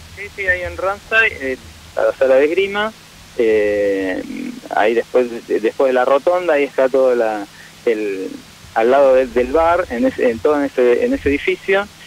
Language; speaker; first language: Spanish; native; Spanish